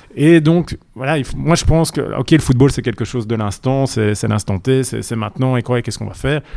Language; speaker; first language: French; native; French